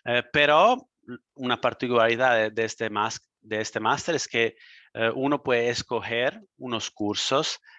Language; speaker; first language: Spanish; non-native, fluent; Italian